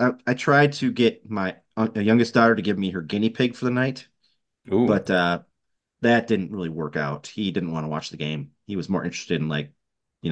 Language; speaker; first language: English; native; English